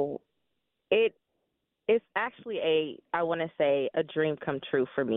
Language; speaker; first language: English; native; English